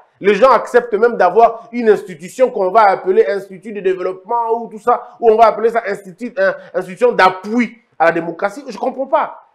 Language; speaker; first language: French; non-native, local second language; Lingala